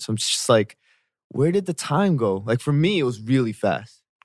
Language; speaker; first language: English; early bilingual, other home language; Korean